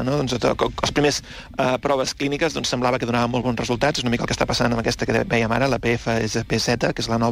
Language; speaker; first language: Catalan; native; Catalan